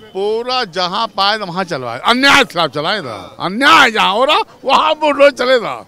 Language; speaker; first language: Hindi; native; Hindi